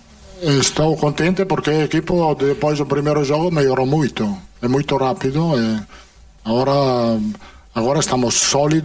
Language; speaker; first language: Portuguese; non-native, learner; Italian